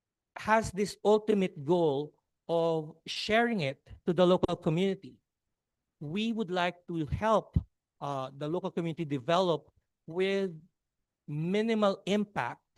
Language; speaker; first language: English; non-native, fluent; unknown